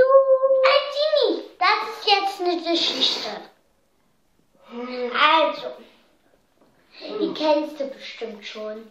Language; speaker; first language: German; early bilingual, heritage; German